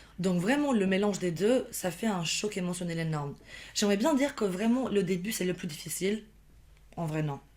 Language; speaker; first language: French; non-native, fluent; Albanian